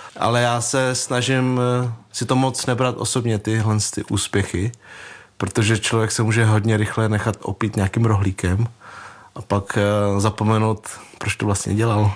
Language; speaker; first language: Czech; early bilingual, other home language; Vietnamese